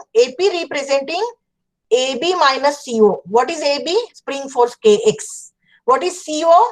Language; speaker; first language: English; non-native, local second language; Marathi